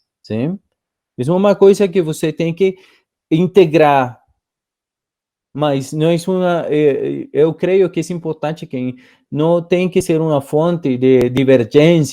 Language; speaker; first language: Portuguese; non-native, fluent; Spanish